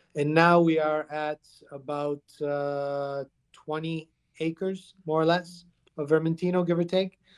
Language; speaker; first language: English; early bilingual, other home language; Italian